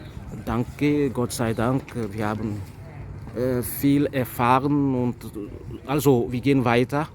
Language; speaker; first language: German; non-native, fluent; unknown